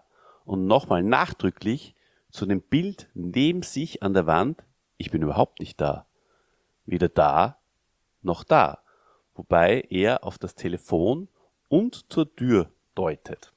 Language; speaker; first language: German; native; German